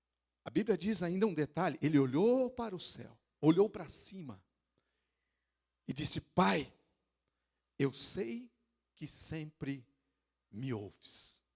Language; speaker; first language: Portuguese; native; Portuguese